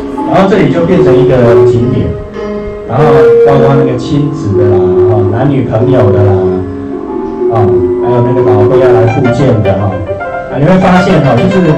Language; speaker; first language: Chinese; native; Chinese